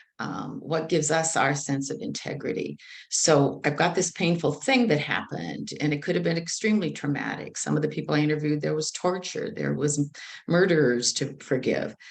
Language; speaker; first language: English; native; English